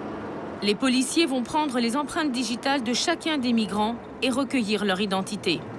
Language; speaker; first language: French; native; French